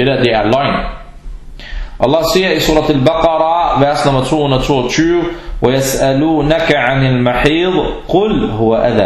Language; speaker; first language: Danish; early bilingual, other home language; Arabic